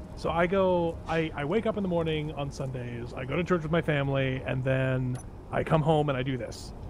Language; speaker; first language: English; native; English